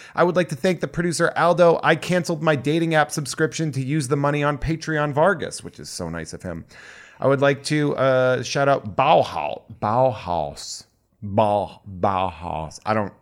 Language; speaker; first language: English; native; English